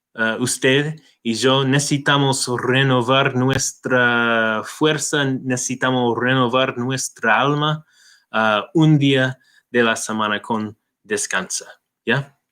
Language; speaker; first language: Spanish; non-native, fluent; English